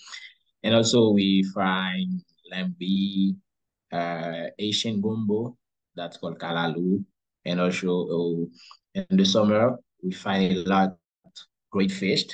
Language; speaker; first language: English; non-native, learner; Haitian Creole